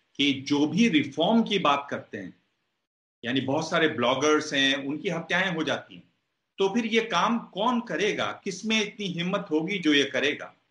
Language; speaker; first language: Hindi; native; Hindi